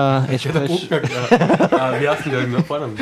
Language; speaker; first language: German; native; German